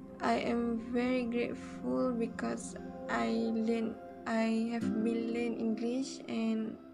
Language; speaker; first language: English; non-native, learner; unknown